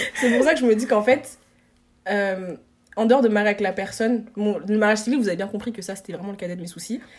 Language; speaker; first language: French; native; French